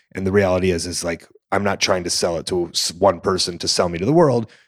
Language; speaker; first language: English; native; English